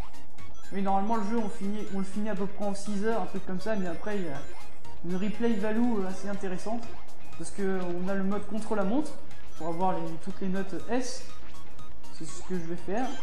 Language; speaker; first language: French; native; French